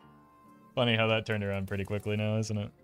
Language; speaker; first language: English; native; English